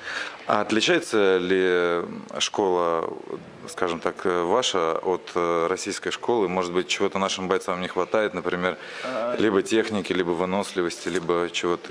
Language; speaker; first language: Russian; native; Russian